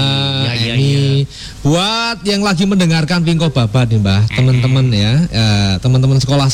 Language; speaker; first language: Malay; non-native, local second language; Javanese